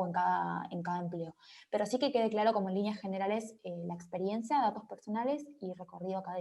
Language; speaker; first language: Spanish; native; Spanish